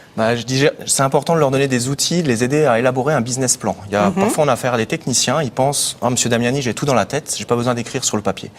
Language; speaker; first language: French; native; French